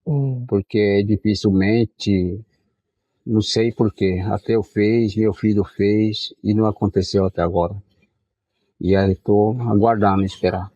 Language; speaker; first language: Portuguese; non-native, local second language; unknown